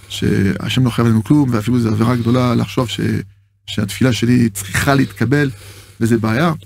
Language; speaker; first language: Hebrew; non-native, fluent; French